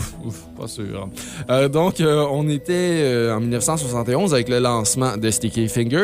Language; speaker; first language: French; native; French